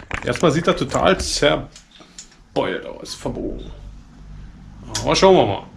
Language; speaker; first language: German; native; German